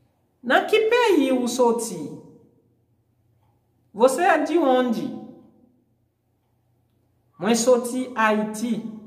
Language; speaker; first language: Portuguese; non-native, fluent; Haitian Creole